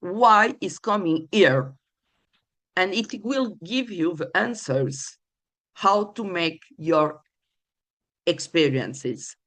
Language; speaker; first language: English; non-native, fluent; Portuguese